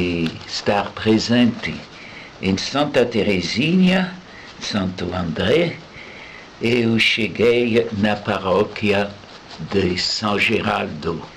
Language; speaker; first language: Portuguese; non-native, fluent; French